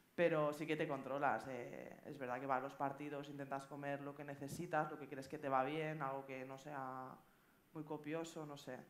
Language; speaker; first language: Spanish; native; Spanish